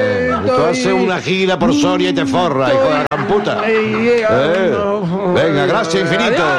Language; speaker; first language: Spanish; native; Spanish